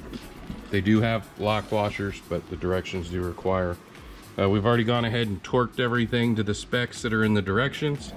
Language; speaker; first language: English; native; English